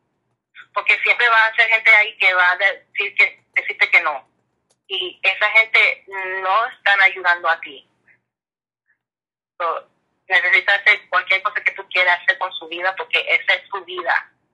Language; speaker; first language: Spanish; early bilingual, heritage; English